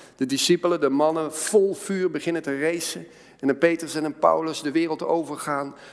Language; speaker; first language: Dutch; native; Dutch